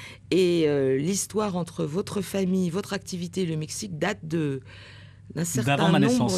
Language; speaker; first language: French; native; French